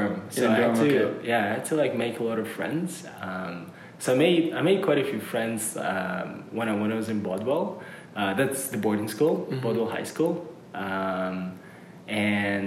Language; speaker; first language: English; early bilingual, other home language; Uzbek